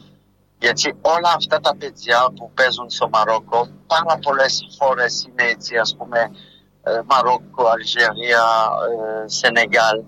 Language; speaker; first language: Greek; non-native, fluent; French